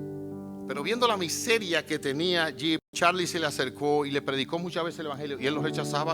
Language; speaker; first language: Spanish; native; Spanish